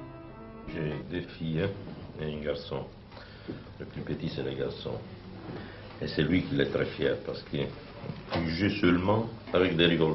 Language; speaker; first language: French; non-native, learner; Italian